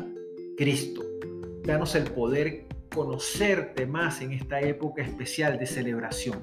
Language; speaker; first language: Spanish; native; Spanish